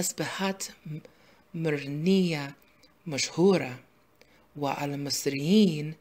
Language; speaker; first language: Arabic; non-native, learner; English